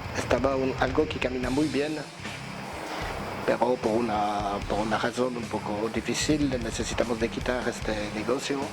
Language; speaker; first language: Spanish; non-native, learner; French